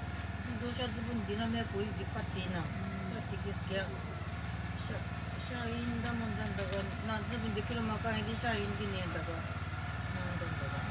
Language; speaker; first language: Japanese; native; Japanese